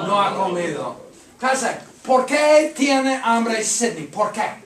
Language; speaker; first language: Spanish; non-native, fluent; English